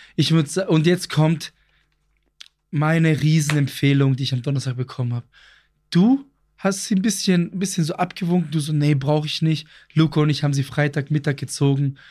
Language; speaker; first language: German; early bilingual, other home language; Greek